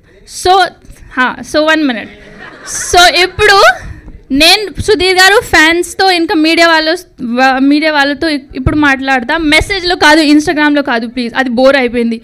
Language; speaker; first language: Telugu; non-native, learner; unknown